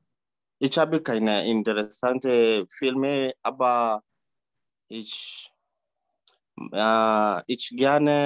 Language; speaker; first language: German; non-native, learner; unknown